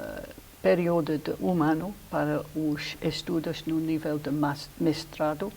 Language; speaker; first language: Portuguese; non-native, fluent; English